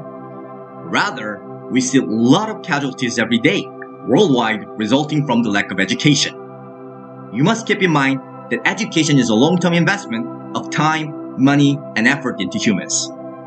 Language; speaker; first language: English; non-native, fluent; Korean